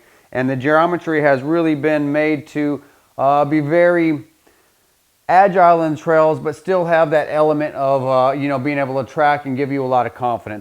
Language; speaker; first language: English; native; English